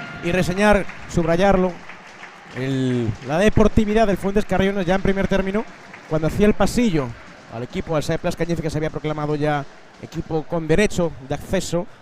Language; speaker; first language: Spanish; native; Spanish